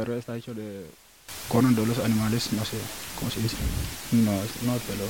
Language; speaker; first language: Spanish; non-native, learner; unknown